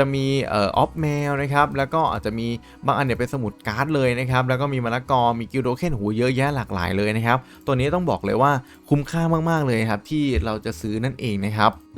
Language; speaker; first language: Thai; native; Thai